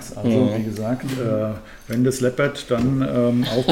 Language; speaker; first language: German; native; German